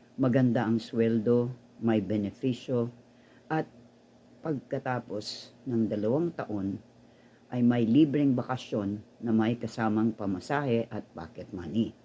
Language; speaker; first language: Filipino; native; Filipino